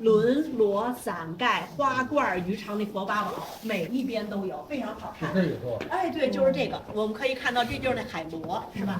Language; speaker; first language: Chinese; native; Chinese